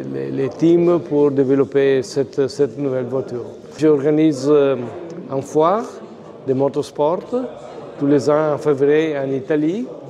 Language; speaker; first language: French; non-native, fluent; Italian